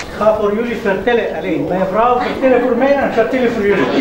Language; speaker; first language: Dutch; non-native, learner; Arabic